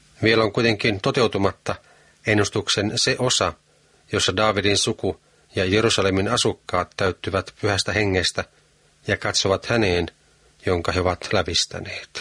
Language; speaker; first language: Finnish; native; Finnish